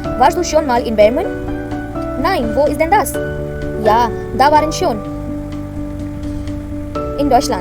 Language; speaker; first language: German; non-native, fluent; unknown